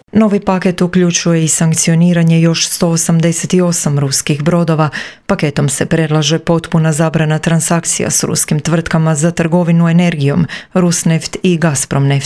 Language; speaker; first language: Croatian; native; Croatian